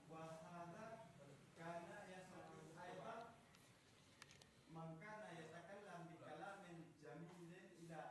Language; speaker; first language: Arabic; non-native, learner; Achinese